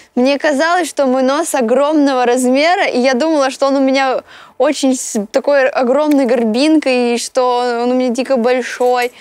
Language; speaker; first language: Russian; native; Russian